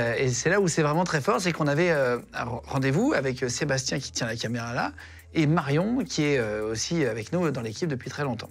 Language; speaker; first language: French; native; French